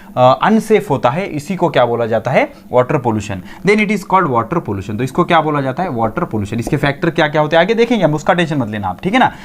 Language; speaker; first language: Hindi; non-native, local second language; Marathi